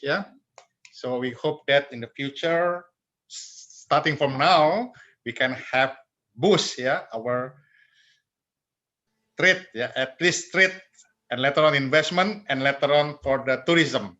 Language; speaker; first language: English; non-native, fluent; Indonesian